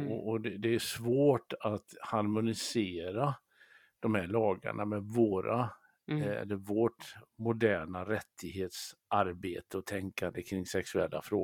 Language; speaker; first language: Swedish; native; Swedish